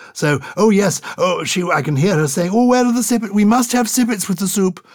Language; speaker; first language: English; native; English